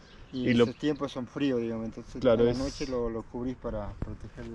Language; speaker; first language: Spanish; native; Spanish